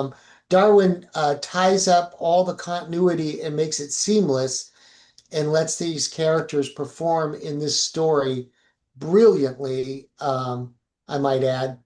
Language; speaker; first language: English; native; English